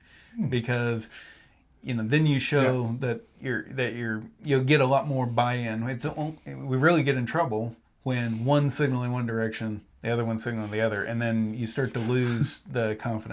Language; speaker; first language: English; native; English